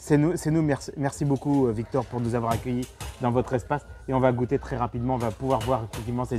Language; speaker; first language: French; native; French